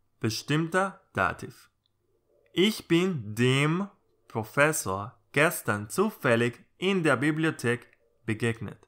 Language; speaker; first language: German; non-native, fluent; Spanish